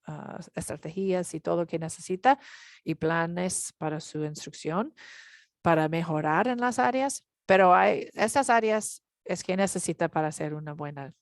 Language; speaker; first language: Spanish; non-native, learner; English